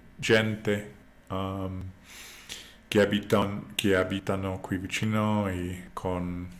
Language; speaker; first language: Italian; non-native, learner; English